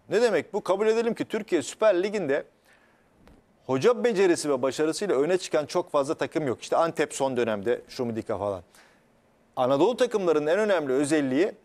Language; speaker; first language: Turkish; native; Turkish